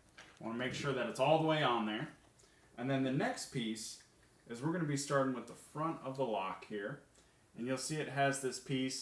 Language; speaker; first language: English; native; English